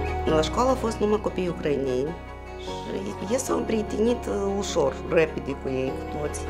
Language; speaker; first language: Romanian; non-native, learner; Russian